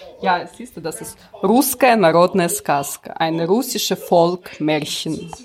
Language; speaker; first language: German; non-native, learner; Russian